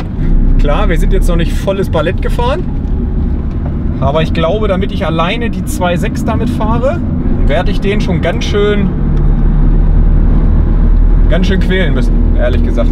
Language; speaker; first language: German; native; German